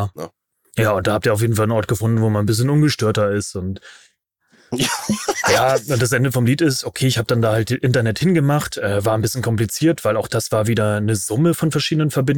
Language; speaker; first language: German; native; German